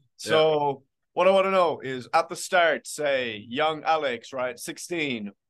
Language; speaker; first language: English; native; English